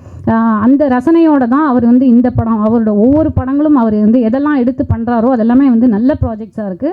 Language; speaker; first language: Tamil; native; Tamil